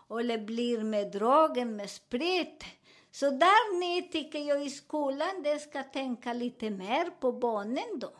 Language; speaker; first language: Swedish; non-native, fluent; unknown